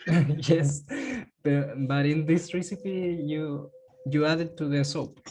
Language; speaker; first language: English; non-native, learner; Spanish